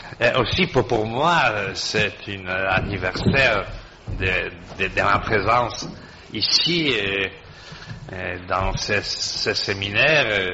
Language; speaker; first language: French; non-native, fluent; Polish